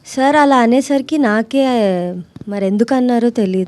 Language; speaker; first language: Telugu; native; Telugu